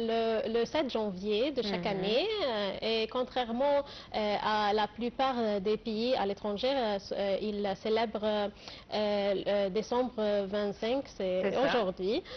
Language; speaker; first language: French; non-native, fluent; Arabic